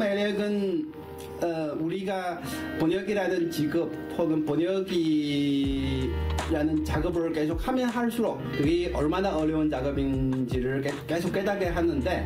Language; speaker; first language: Korean; non-native, fluent; Chinese